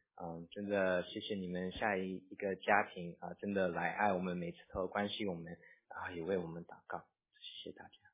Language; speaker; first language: Chinese; early bilingual, heritage; English